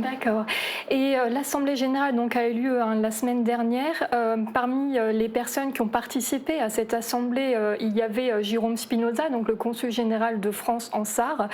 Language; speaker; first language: French; native; French